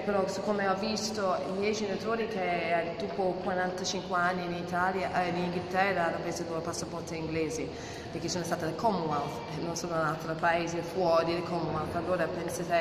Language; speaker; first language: Italian; non-native, fluent; English